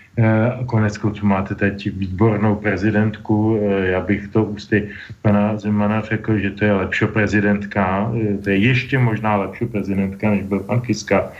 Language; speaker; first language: Czech; native; Czech